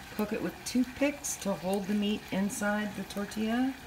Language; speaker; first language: English; native; English